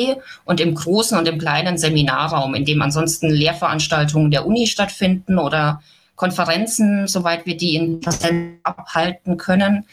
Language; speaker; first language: German; native; German